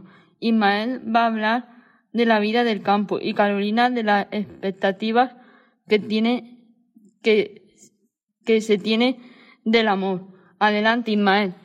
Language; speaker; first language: Spanish; native; Spanish